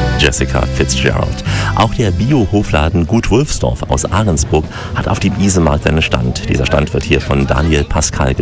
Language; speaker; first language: German; native; German